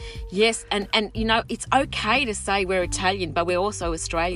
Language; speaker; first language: English; early bilingual, other home language; Sicilian